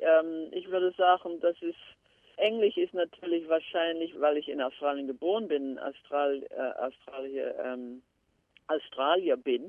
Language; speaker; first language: German; early bilingual, heritage; German